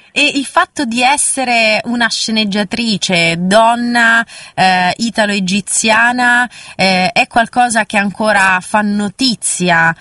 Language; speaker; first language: Italian; native; Italian